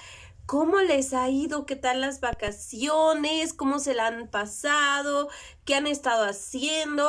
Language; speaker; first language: Spanish; native; Spanish